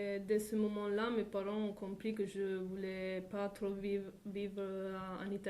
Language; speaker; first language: French; non-native, fluent; Italian